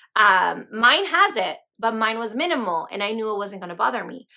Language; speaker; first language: English; native; English